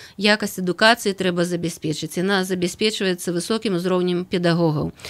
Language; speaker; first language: Belarusian; native; Belarusian